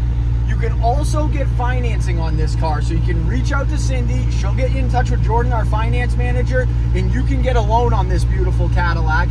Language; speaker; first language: English; native; English